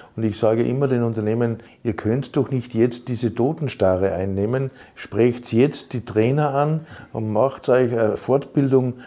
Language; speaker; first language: German; native; German